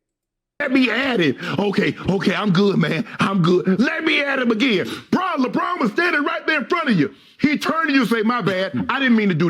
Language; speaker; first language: English; native; English